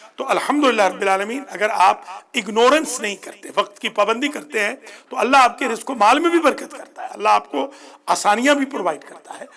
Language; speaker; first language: Urdu; non-native, local second language; Punjabi